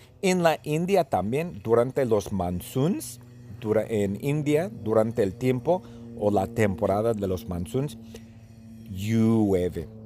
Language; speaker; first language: Spanish; early bilingual, heritage; Spanish